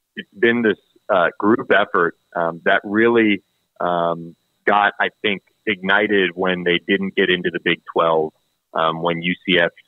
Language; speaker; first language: English; native; English